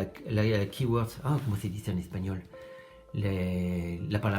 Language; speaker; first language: Spanish; non-native, learner; French